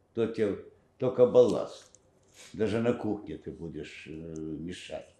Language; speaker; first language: Russian; non-native, local second language; Ukrainian